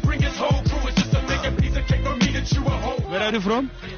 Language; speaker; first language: English; non-native, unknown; Turkish